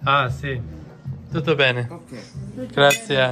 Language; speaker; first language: Italian; non-native, learner; English